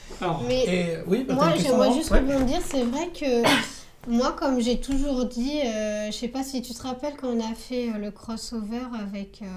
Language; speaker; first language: French; native; French